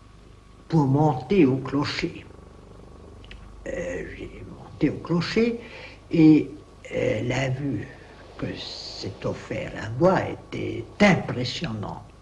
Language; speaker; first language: French; non-native, fluent; German